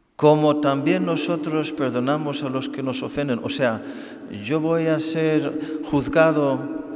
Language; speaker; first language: Spanish; non-native, fluent; English